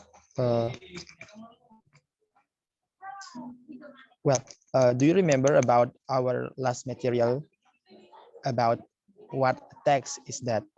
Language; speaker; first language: English; non-native, learner; Indonesian